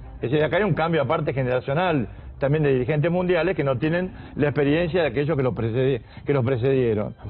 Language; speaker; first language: Spanish; native; Spanish